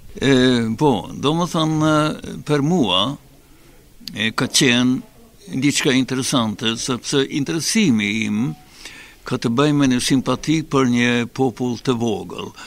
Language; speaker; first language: Albanian; non-native, fluent; Swedish